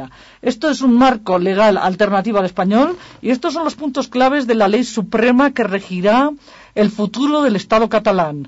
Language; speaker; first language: Spanish; native; Spanish